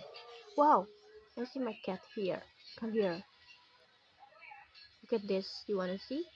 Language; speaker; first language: English; non-native, learner; Indonesian